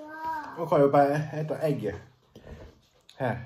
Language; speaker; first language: Swedish; non-native, learner; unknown